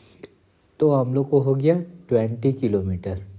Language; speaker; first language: Hindi; native; Hindi